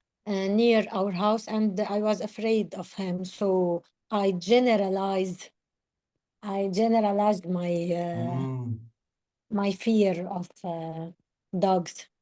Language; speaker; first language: English; non-native, learner; Arabic